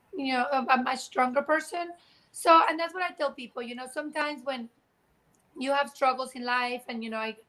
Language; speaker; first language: English; non-native, fluent; Spanish